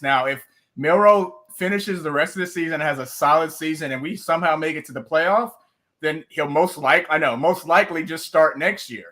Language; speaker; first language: English; native; English